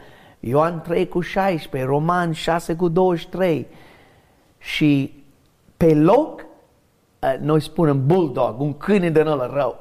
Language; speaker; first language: Romanian; non-native, learner; English